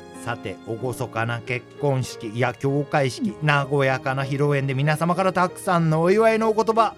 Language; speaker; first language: Japanese; native; Japanese